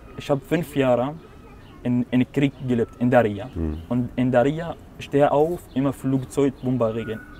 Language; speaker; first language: German; non-native, learner; Arabic